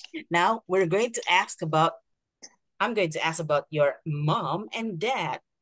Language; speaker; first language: English; non-native, fluent; Indonesian